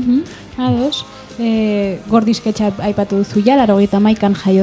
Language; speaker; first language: Basque; native; Basque